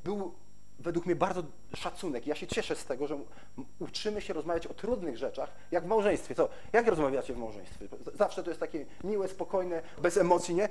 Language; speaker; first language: Polish; native; Polish